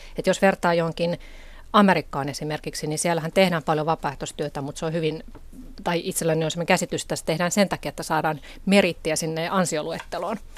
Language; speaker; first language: Finnish; native; Finnish